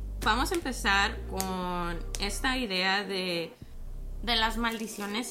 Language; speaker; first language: Spanish; early bilingual, heritage; Spanish